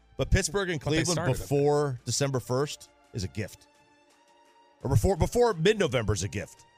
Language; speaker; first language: English; native; English